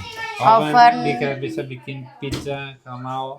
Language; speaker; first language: Indonesian; non-native, learner; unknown